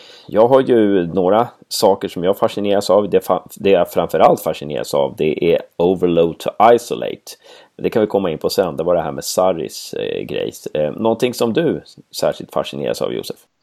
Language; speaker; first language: Swedish; native; Swedish